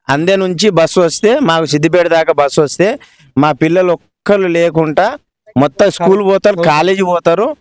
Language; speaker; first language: Telugu; non-native, local second language; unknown